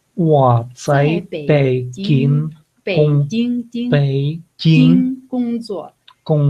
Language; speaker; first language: Chinese; non-native, fluent; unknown